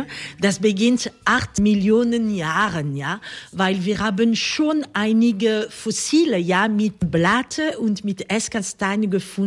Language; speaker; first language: German; non-native, learner; French